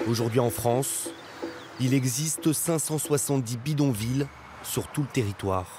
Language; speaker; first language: French; native; French